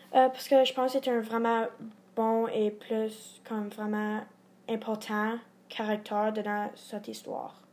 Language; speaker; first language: French; non-native, learner; English